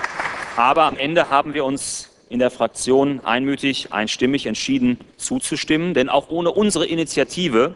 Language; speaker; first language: German; native; German